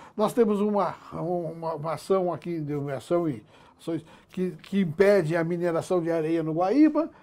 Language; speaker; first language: Portuguese; native; Portuguese